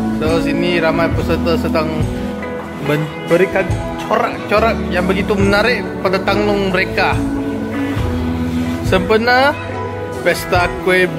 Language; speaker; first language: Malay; non-native, local second language; Chinese